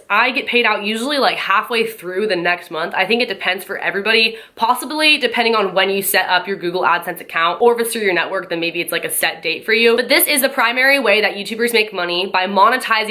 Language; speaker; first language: English; native; English